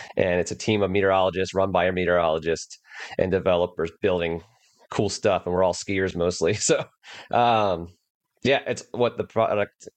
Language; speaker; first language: English; native; English